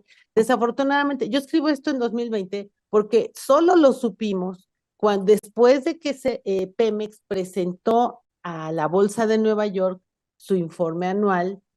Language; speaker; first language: Spanish; native; Spanish